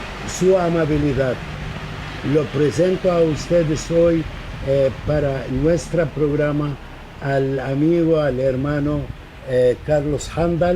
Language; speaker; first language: Spanish; non-native, fluent; Arabic